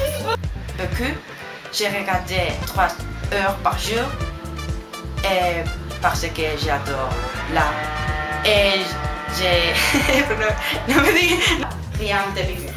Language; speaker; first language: French; non-native, learner; Spanish